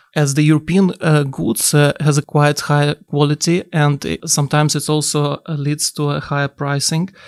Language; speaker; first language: English; non-native, fluent; Ukrainian